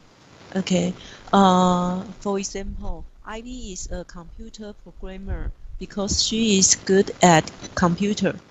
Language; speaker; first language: English; non-native, learner; Chinese